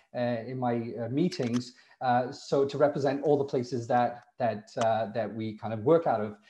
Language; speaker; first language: English; native; English